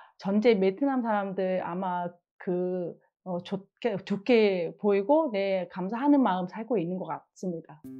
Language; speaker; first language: Korean; non-native, fluent; Vietnamese